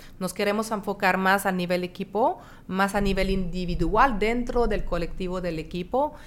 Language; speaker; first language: Spanish; non-native, fluent; French